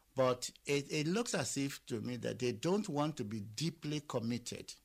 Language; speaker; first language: English; non-native, local second language; Yoruba